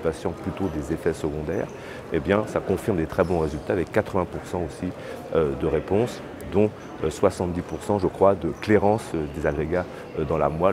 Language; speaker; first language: French; native; French